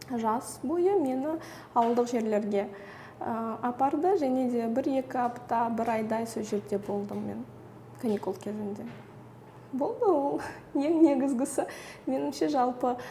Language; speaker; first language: Kazakh; non-native, local second language; Russian